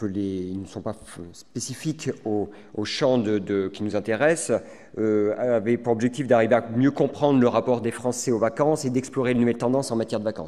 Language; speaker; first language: French; native; French